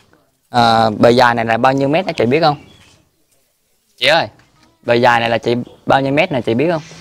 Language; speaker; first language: Vietnamese; native; Vietnamese